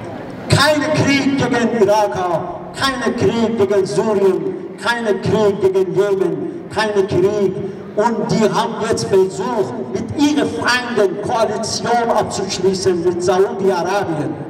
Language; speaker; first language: German; non-native, fluent; Persian